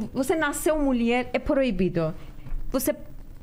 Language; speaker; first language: Portuguese; non-native, learner; Persian